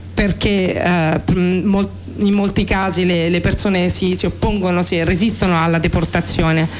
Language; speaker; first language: Italian; native; Italian